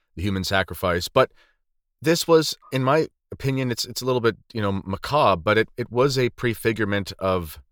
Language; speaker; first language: English; native; English